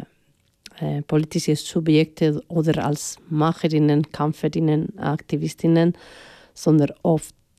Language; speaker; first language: German; non-native, fluent; Spanish